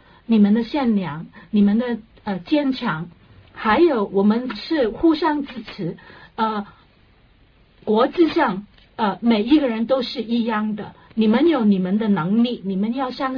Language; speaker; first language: Chinese; non-native, local second language; Cantonese